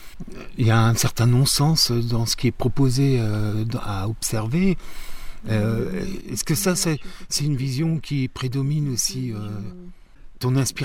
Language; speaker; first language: French; native; French